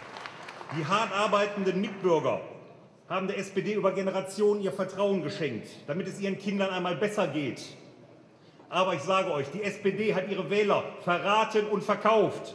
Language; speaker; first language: German; native; German